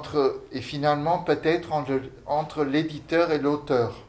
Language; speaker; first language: French; non-native, fluent; Portuguese